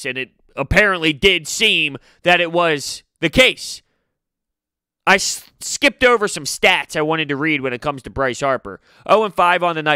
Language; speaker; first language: English; native; English